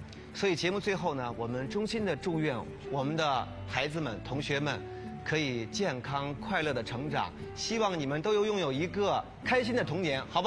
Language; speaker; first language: Chinese; native; Chinese